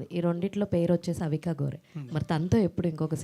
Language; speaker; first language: Telugu; native; Telugu